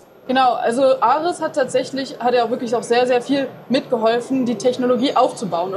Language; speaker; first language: German; native; German